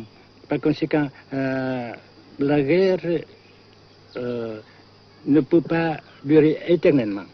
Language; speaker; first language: French; non-native, fluent; Vietnamese